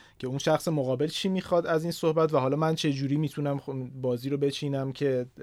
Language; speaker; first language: Persian; native; Persian